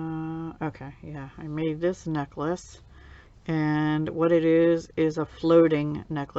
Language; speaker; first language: English; native; English